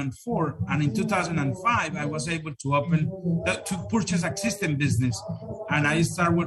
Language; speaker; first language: English; non-native, fluent; Spanish